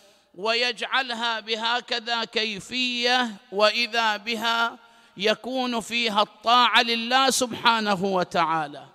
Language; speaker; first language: Arabic; native; Arabic